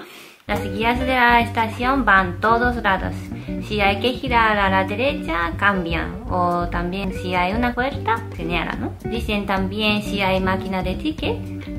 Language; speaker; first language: Spanish; non-native, fluent; Japanese